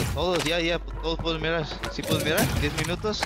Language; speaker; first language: Spanish; early bilingual, heritage; English